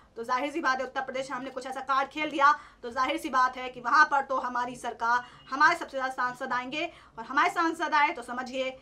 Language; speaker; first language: Hindi; native; Hindi